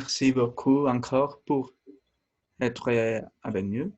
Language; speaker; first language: French; non-native, learner; Spanish